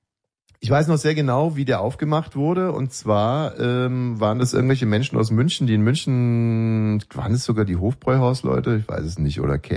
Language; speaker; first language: German; native; German